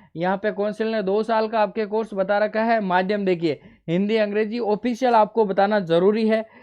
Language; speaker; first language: Hindi; native; Hindi